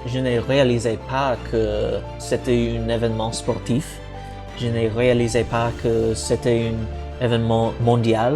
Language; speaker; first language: French; non-native, learner; English